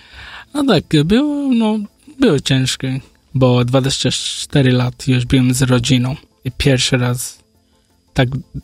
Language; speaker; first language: Polish; non-native, learner; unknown